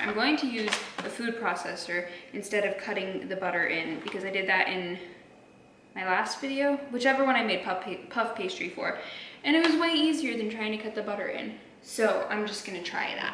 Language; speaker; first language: English; native; English